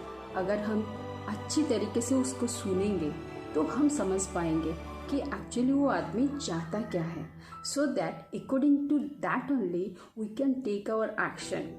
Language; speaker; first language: Hindi; non-native, local second language; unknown